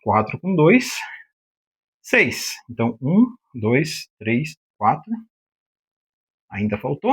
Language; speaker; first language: Portuguese; native; Portuguese